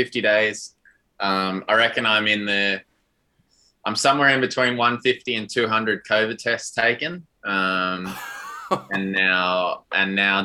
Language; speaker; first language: English; native; English